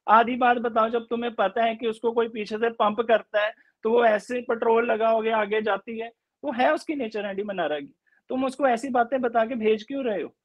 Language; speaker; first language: Hindi; native; Hindi